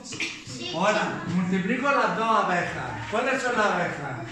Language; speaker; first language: Spanish; native; Spanish